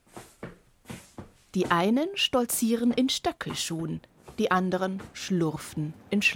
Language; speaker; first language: German; native; German